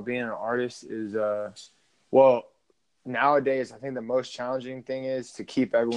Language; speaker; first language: English; native; English